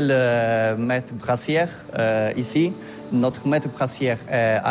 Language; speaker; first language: French; non-native, learner; Polish